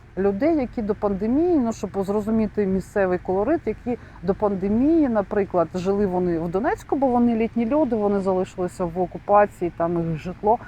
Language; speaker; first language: Ukrainian; non-native, local second language; Russian